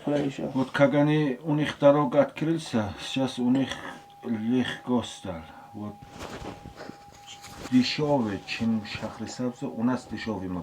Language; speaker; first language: Russian; non-native, learner; Tajik